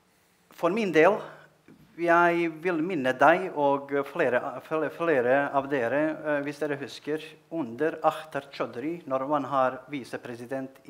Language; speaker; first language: Norwegian; non-native, fluent; Bosnian